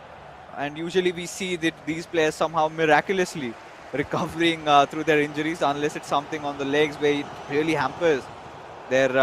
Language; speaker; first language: English; non-native, local second language; Hindi